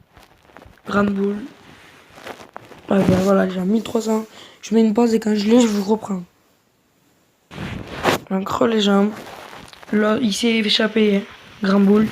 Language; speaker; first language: French; native; French